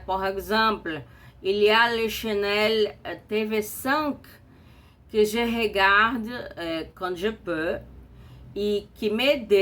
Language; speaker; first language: French; non-native, learner; Portuguese